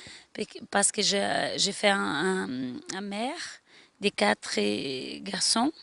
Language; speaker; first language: French; non-native, learner; Portuguese